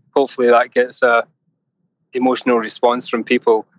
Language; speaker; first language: English; native; English